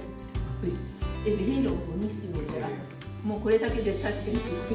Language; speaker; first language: Italian; non-native, learner; Japanese